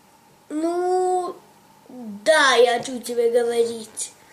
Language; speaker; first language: Russian; early bilingual, heritage; English